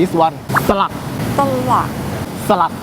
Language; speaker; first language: English; non-native, learner; Thai